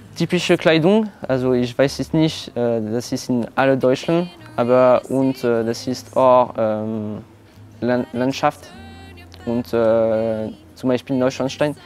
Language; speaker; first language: German; non-native, learner; French